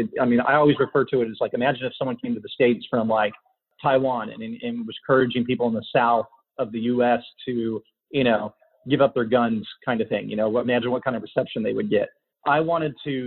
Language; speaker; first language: English; native; English